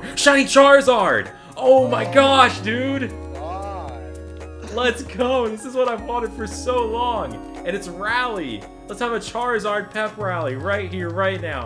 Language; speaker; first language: English; native; English